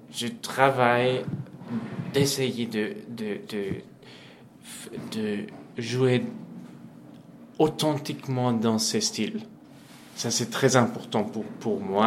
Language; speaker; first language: French; non-native, fluent; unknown